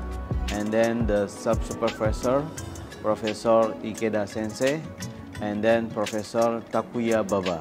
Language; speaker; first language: English; non-native, learner; Indonesian